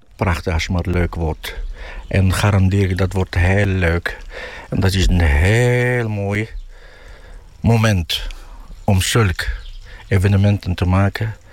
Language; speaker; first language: Dutch; non-native, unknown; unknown